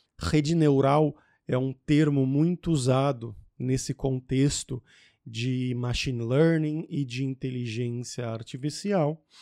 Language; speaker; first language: Portuguese; native; Portuguese